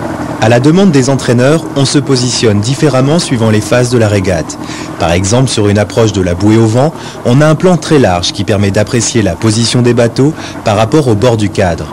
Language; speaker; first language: French; native; French